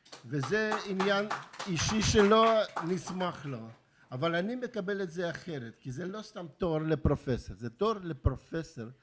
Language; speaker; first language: Hebrew; non-native, fluent; Russian